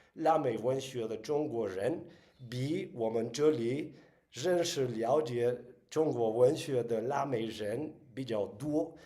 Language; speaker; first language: Chinese; non-native, fluent; Spanish